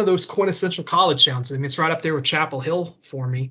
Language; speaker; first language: English; native; English